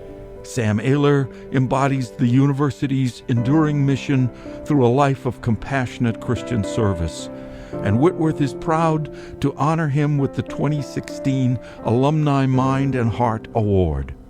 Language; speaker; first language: English; native; English